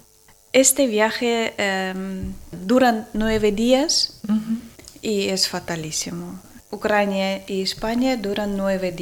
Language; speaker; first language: Spanish; non-native, learner; Ukrainian